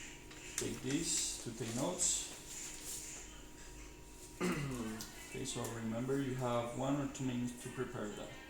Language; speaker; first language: English; non-native, learner; Spanish